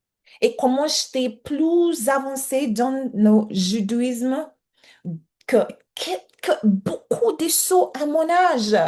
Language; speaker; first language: French; non-native, learner; English